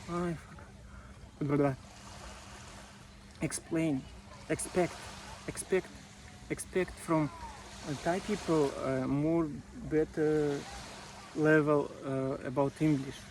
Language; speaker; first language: English; non-native, learner; Russian